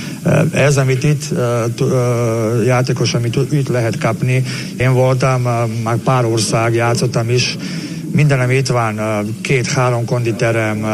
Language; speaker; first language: Hungarian; non-native, fluent; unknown